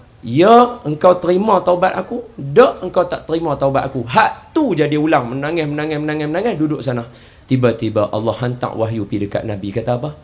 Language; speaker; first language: Malay; native; Malay